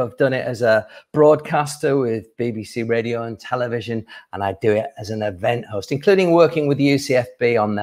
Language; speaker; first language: English; native; English